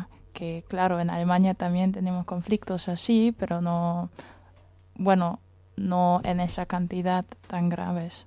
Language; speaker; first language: Spanish; non-native, fluent; German